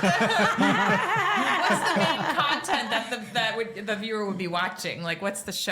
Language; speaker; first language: English; native; English